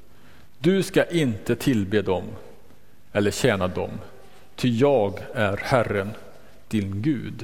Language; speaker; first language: Swedish; native; Swedish